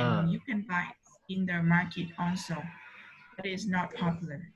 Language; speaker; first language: English; non-native, learner; Vietnamese